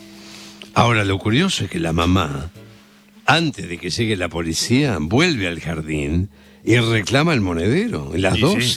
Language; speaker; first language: Spanish; native; Spanish